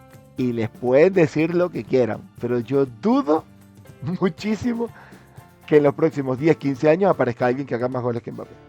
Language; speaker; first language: Spanish; native; Spanish